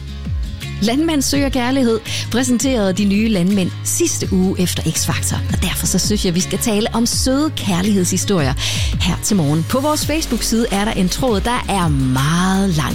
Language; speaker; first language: Danish; native; Danish